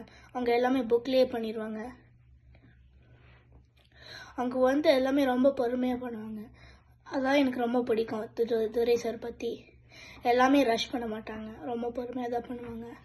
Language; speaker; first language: Tamil; early bilingual, heritage; Tamil